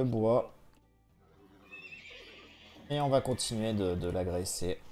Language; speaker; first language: French; native; French